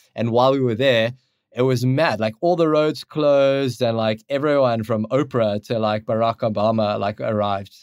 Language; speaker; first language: English; native; English